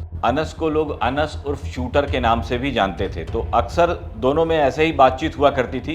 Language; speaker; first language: Hindi; native; Hindi